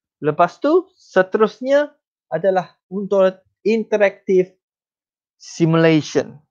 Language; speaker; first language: Malay; non-native, local second language; Chinese